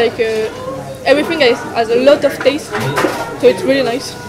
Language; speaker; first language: English; non-native, learner; French